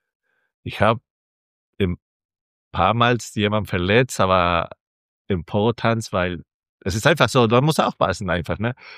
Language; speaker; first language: German; non-native, fluent; Spanish